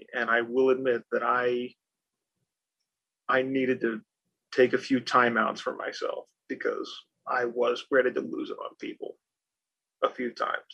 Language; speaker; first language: English; native; English